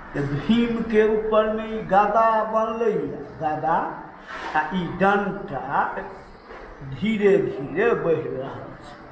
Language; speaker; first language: Maithili; native; Maithili